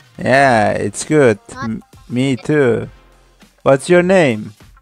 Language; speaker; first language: English; non-native, learner; Turkish